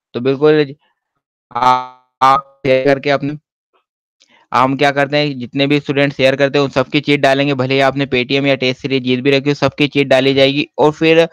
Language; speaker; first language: Hindi; native; Hindi